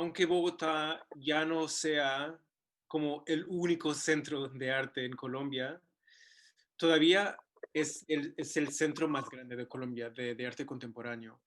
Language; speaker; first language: Spanish; non-native, fluent; English